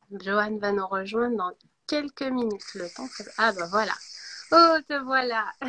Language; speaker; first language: French; native; French